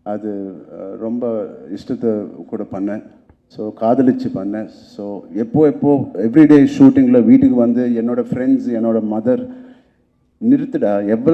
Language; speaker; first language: Tamil; non-native, local second language; Telugu